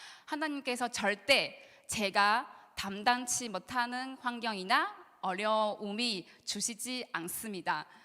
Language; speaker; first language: Korean; non-native, learner; Chinese